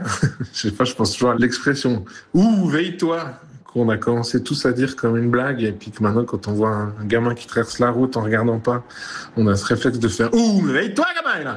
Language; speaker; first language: French; native; French